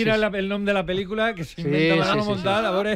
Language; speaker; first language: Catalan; native; Catalan